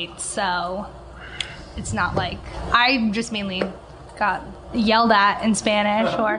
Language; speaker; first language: English; native; English